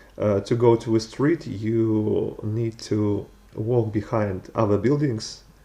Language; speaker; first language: English; non-native, learner; Russian